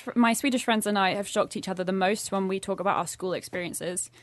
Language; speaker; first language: English; native; English